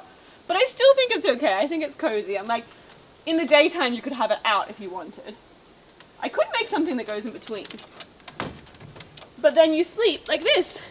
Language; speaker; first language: English; native; English